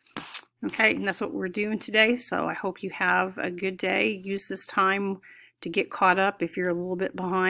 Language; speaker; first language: English; native; English